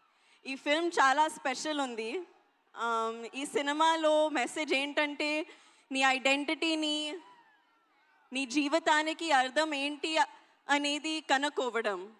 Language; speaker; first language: Telugu; non-native, learner; Hindi